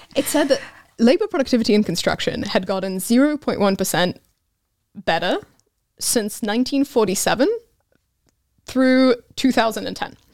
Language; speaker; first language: English; non-native, fluent; Hebrew